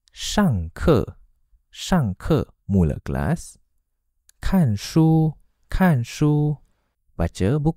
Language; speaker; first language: Chinese; non-native, fluent; Malay